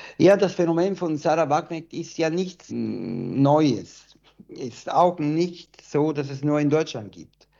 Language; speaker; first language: German; non-native, fluent; Italian